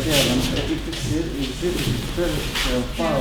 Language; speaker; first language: Dutch; non-native, learner; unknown